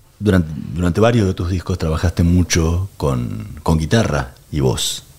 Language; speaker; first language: Spanish; native; Spanish